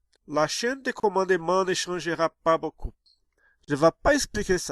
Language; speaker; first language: French; non-native, fluent; Portuguese